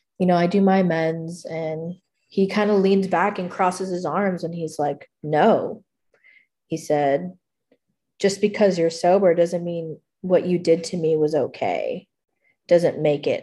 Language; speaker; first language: English; native; English